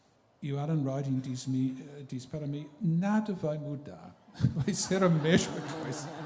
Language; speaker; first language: Portuguese; non-native, fluent; English